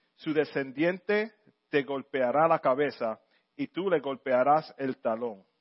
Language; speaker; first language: Spanish; early bilingual, heritage; Spanish